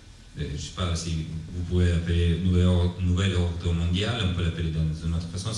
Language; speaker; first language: French; non-native, learner; Italian